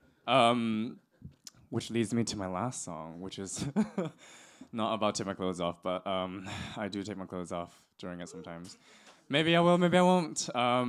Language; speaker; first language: English; non-native, local second language; Cantonese